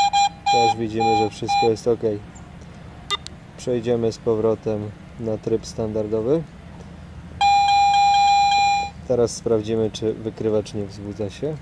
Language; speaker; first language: Polish; native; Polish